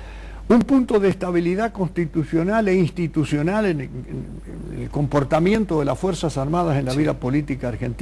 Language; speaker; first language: Spanish; native; Spanish